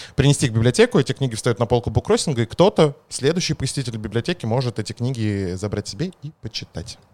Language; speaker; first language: Russian; native; Russian